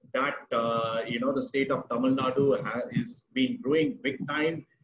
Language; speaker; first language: English; non-native, local second language; Tamil